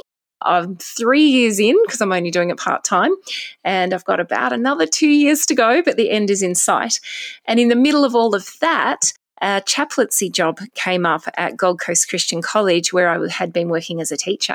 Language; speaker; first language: English; native; English